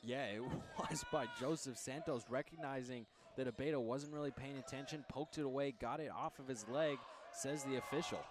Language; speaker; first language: English; native; English